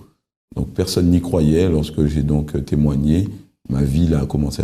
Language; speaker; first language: French; native; French